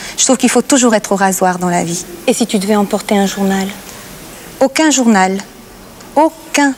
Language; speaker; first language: French; native; French